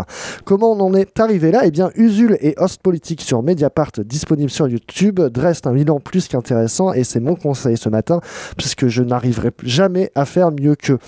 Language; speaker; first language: French; native; French